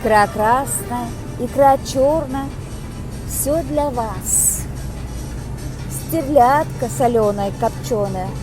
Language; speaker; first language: Russian; non-native, local second language; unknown